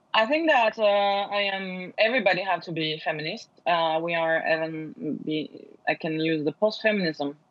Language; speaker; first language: English; non-native, learner; Turkish